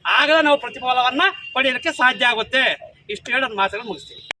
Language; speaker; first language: Kannada; native; Kannada